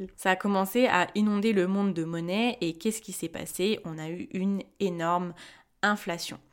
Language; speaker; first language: French; early bilingual, other home language; Spanish